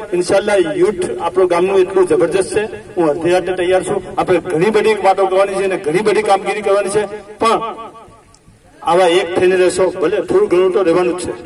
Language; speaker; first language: Gujarati; native; Gujarati